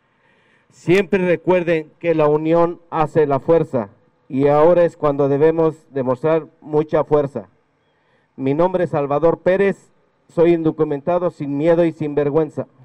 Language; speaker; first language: Spanish; native; Spanish